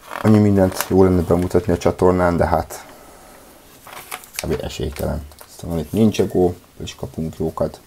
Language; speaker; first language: Hungarian; native; Hungarian